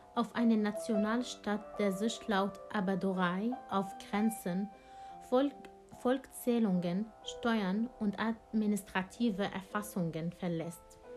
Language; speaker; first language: German; non-native, fluent; Arabic